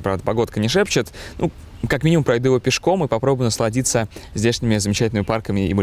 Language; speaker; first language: Russian; native; Russian